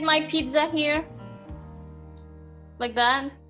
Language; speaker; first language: English; non-native, learner; Indonesian